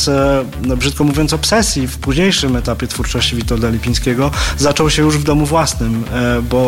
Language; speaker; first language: Polish; native; Polish